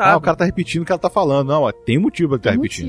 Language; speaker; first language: Portuguese; native; Portuguese